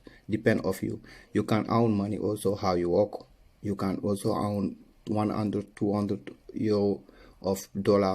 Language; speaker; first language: English; non-native, learner; Wolof